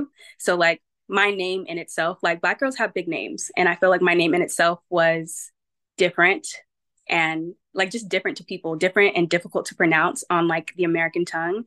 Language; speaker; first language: English; native; English